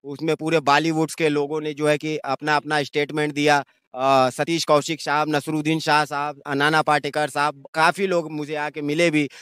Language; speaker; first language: Hindi; native; Hindi